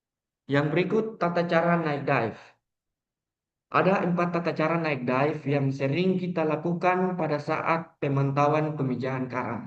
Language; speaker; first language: Indonesian; native; Indonesian